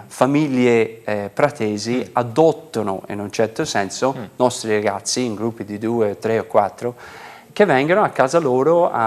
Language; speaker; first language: Italian; non-native, fluent; English